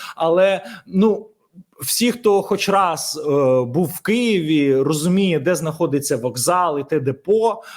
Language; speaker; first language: Ukrainian; native; Ukrainian